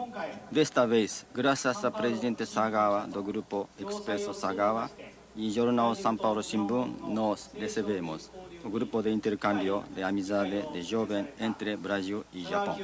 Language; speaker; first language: Portuguese; non-native, learner; Japanese